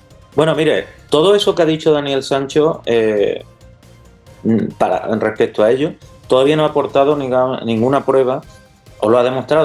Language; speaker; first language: Spanish; native; Spanish